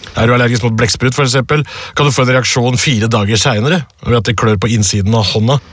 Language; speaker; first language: Norwegian; early bilingual, other home language; Urdu